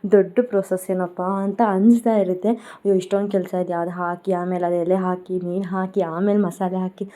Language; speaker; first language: Kannada; non-native, local second language; Konkani